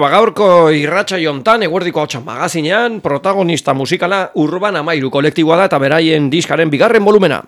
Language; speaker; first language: Basque; native; Basque